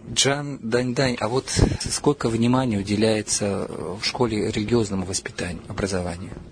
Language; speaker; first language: Russian; native; Russian